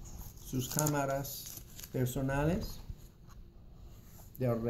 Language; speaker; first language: Spanish; non-native, fluent; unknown